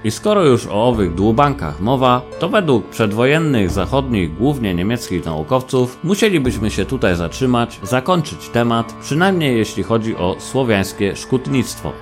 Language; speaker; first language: Polish; native; Polish